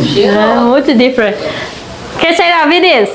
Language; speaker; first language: Portuguese; non-native, learner; Vietnamese